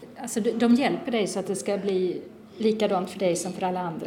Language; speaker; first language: Swedish; native; Swedish